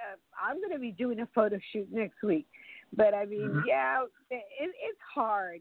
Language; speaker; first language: English; early bilingual, other home language; Spanish